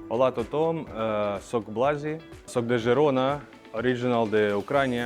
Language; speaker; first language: Spanish; non-native, learner; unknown